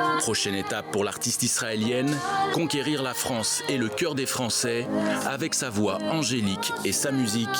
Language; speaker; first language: French; native; French